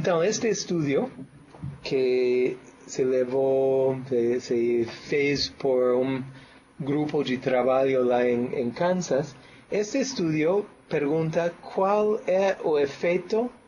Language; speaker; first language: Spanish; non-native, fluent; English